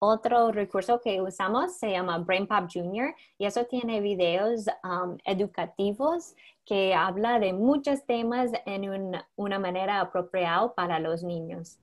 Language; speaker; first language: Spanish; non-native, fluent; English